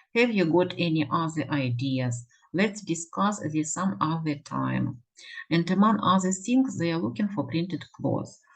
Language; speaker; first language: English; non-native, fluent; Ukrainian